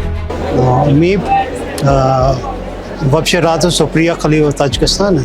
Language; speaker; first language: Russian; non-native, learner; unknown